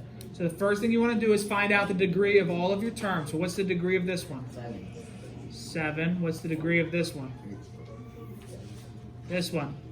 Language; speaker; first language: English; native; English